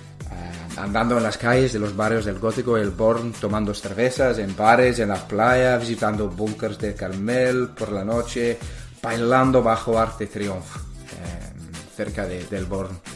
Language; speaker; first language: Spanish; non-native, learner; English